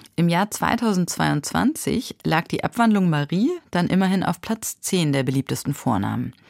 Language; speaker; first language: German; native; German